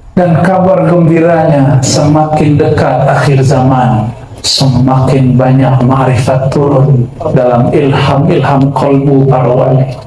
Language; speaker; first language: Malay; non-native, local second language; Minangkabau